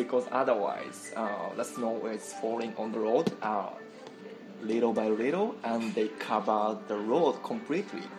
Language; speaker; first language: English; non-native, learner; Japanese